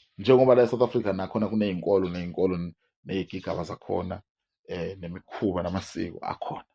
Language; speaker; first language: Zulu; non-native, local second language; Swati